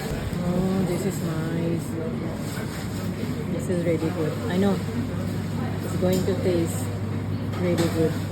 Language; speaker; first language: English; non-native, local second language; Filipino